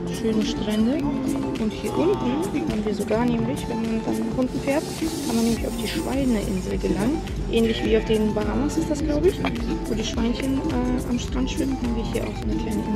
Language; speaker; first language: German; native; German